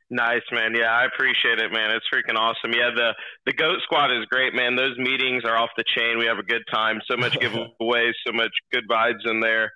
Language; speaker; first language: English; native; English